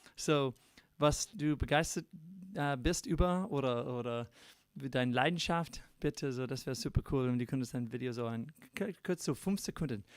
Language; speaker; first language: German; non-native, learner; English